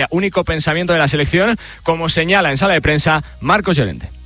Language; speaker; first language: Spanish; native; Spanish